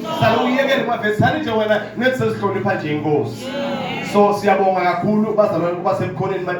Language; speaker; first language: Zulu; non-native, local second language; Swati